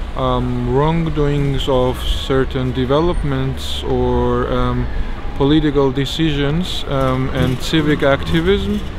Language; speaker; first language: English; non-native, fluent; Georgian